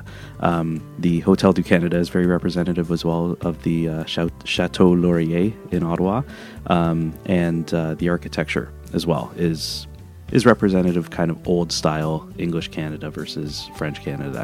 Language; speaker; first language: English; native; English